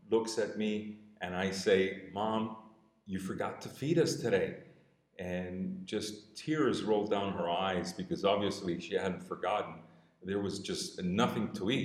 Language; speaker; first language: English; non-native, fluent; Spanish